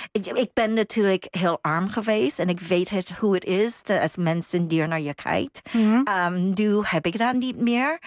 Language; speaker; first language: Dutch; non-native, fluent; Cantonese